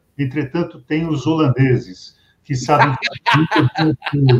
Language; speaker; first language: Portuguese; native; Portuguese